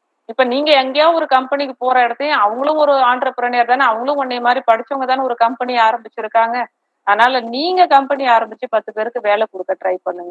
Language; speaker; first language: Tamil; native; Tamil